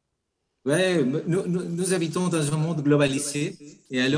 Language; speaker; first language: French; non-native, fluent; Spanish